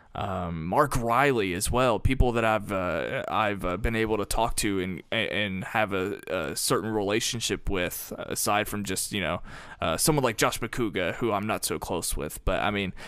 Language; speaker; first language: English; native; English